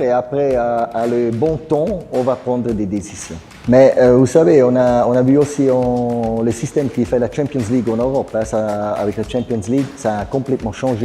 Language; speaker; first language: French; non-native, fluent; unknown